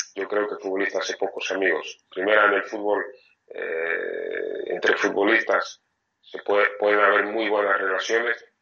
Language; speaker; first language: Spanish; non-native, fluent; French